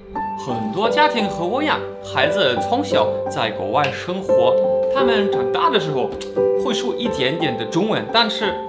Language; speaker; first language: Chinese; non-native, fluent; German